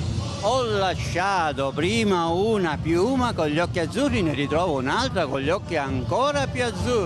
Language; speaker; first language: Italian; native; Italian